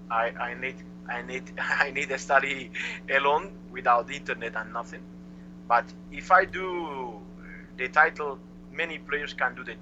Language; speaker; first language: English; non-native, learner; Spanish